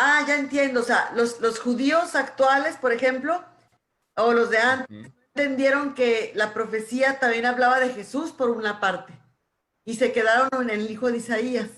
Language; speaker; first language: Spanish; native; Spanish